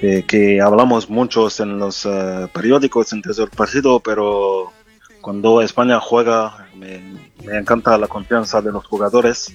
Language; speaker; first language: Spanish; non-native, fluent; French